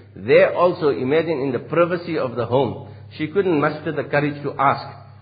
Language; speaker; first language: English; native; English